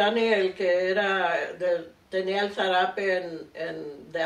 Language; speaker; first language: Spanish; early bilingual, heritage; Spanish